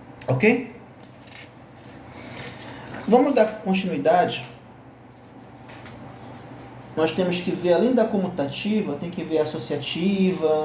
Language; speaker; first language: Portuguese; native; Portuguese